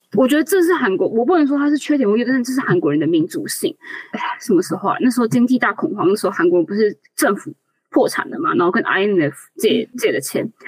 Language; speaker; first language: Chinese; native; Chinese